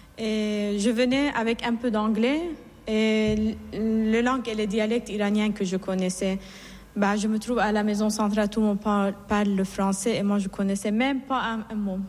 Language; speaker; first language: French; non-native, fluent; Persian